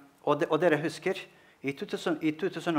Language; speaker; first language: Norwegian; non-native, fluent; Bosnian